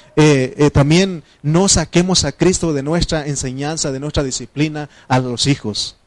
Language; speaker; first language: Spanish; non-native, local second language; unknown